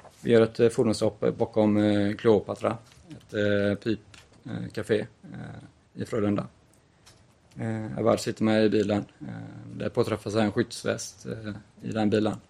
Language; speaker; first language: Swedish; native; Swedish